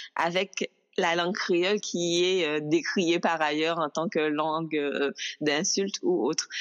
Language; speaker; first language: French; native; French